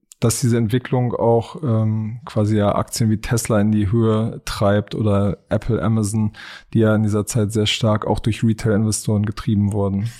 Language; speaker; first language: German; native; German